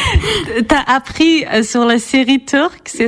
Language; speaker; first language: French; non-native, fluent; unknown